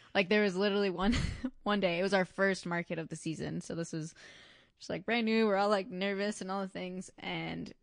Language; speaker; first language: English; native; English